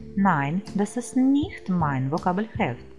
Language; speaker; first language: German; non-native, fluent; Ukrainian